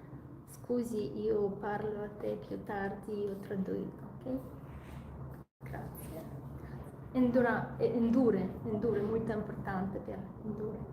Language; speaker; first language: Italian; non-native, learner; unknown